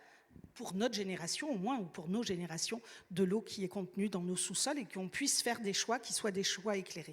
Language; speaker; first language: French; native; French